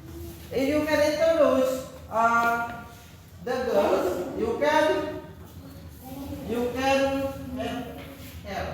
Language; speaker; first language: English; non-native, learner; Indonesian